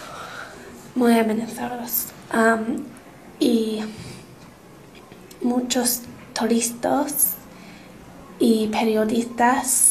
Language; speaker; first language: Spanish; non-native, learner; English